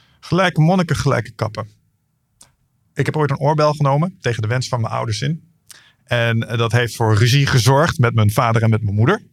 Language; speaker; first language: Dutch; native; Dutch